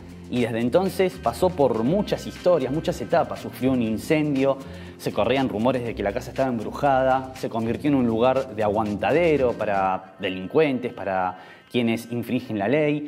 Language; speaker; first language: Spanish; native; Spanish